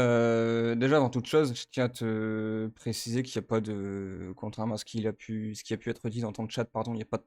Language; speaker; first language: French; native; French